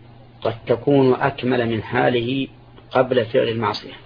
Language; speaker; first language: Arabic; native; Arabic